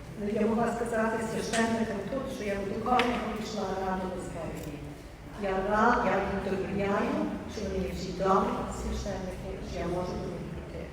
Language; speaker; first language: Ukrainian; early bilingual, heritage; Ukrainian